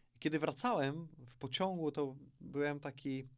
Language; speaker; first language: Polish; native; Polish